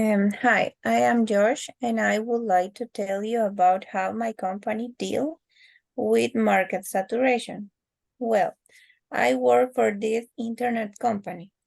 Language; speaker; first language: English; non-native, learner; Spanish